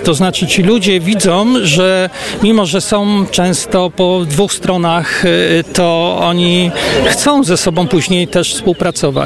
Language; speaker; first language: Polish; native; Polish